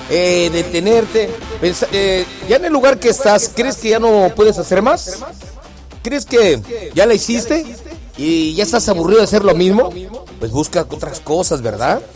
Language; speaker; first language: Spanish; native; Spanish